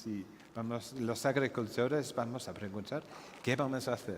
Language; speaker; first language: Spanish; non-native, fluent; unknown